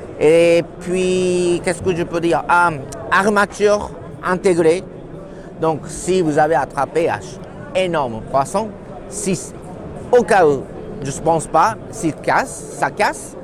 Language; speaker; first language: French; non-native, learner; Japanese